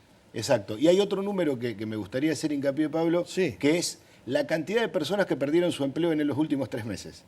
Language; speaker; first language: Spanish; native; Spanish